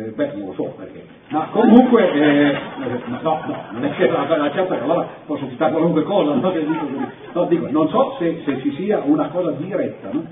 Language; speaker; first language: Italian; native; Italian